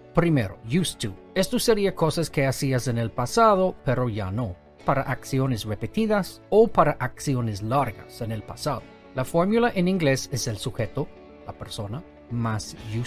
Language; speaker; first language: Spanish; non-native, fluent; English